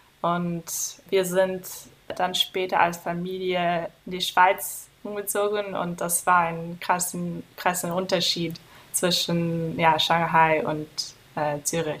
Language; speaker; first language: German; non-native, fluent; English